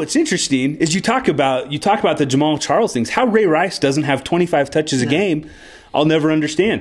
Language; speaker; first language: English; native; English